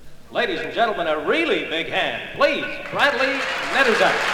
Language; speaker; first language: English; early bilingual, other home language; Ukrainian